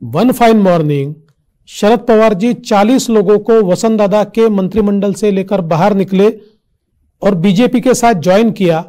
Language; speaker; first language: Hindi; non-native, local second language; Marathi